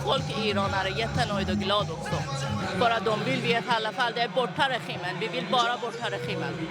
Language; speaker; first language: Swedish; non-native, learner; Persian